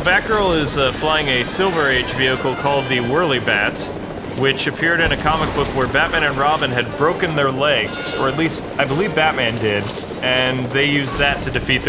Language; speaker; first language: English; native; English